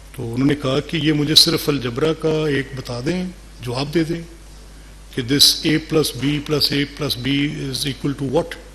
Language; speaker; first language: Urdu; non-native, local second language; Punjabi